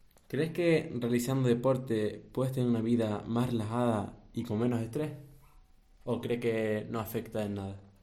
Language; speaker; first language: Spanish; native; Spanish